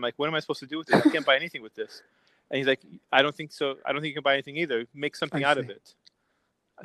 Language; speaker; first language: English; early bilingual, other home language; Persian